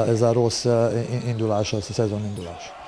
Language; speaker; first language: Hungarian; non-native, learner; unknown